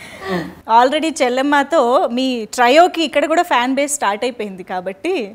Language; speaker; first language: Telugu; native; Telugu